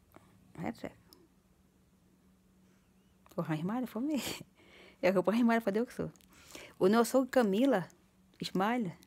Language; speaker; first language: Swedish; non-native, learner; Portuguese